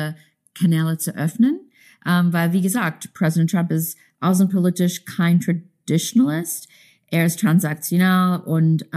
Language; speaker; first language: German; non-native, fluent; English